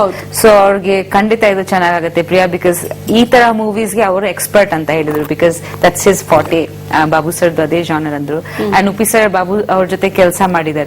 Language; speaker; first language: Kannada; non-native, fluent; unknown